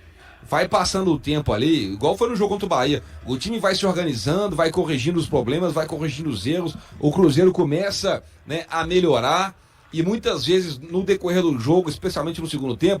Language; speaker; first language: Portuguese; native; Portuguese